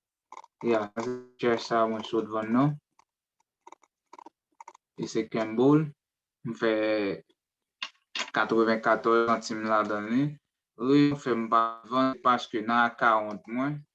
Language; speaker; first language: French; non-native, learner; Haitian Creole